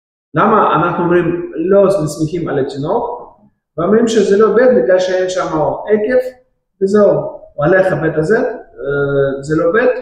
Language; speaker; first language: Hebrew; non-native, fluent; Russian